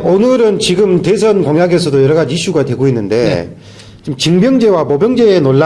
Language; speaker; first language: Korean; native; Korean